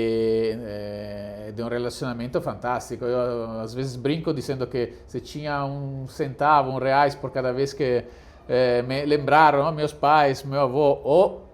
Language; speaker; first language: Portuguese; non-native, fluent; Italian